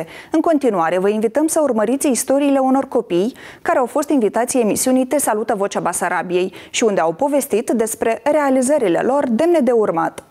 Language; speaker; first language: Romanian; native; Romanian